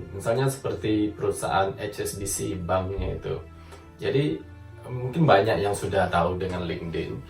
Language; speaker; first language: Indonesian; native; Indonesian